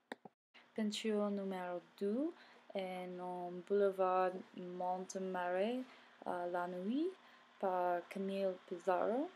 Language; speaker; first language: French; non-native, learner; English